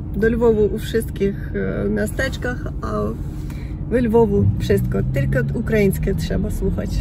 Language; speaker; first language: Polish; non-native, learner; Ukrainian